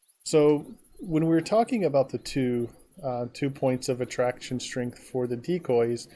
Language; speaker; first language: English; native; English